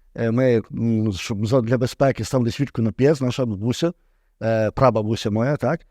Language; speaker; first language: Ukrainian; native; Ukrainian